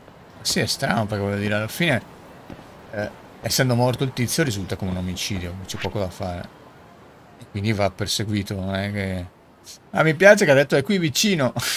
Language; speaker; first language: Italian; native; Italian